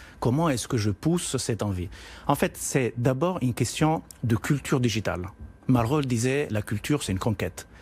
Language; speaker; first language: French; non-native, fluent; Italian